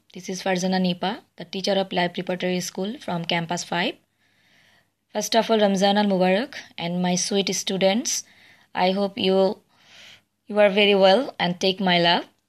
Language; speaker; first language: English; non-native, local second language; Bangla